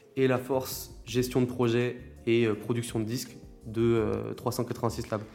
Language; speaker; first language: French; native; French